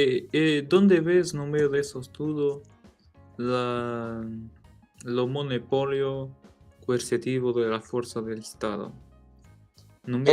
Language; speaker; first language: Spanish; non-native, learner; Portuguese